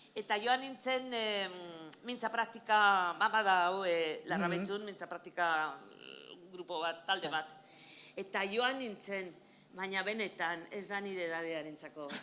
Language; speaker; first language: Basque; non-native, local second language; Spanish